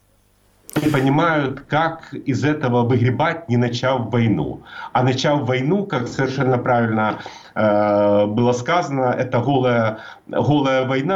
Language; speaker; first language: Russian; native; Russian